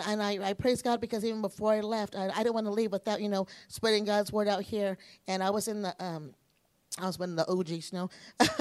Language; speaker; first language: English; native; English